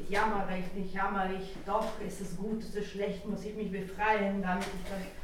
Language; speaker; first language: German; non-native, fluent; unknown